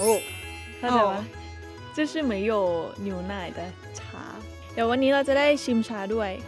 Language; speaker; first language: Thai; native; Thai